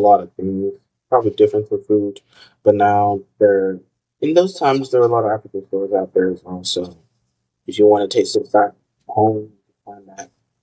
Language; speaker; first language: English; non-native, local second language; Yoruba